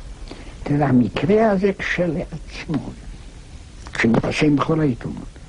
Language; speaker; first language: Hebrew; non-native, fluent; German